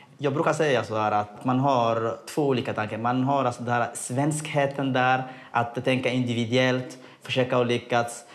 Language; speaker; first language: Swedish; non-native, fluent; Somali